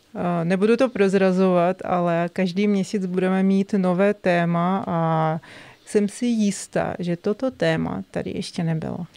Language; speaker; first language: Czech; non-native, fluent; Russian